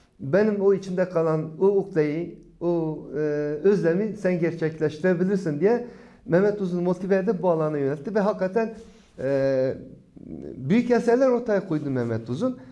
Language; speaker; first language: Turkish; non-native, local second language; Kurdish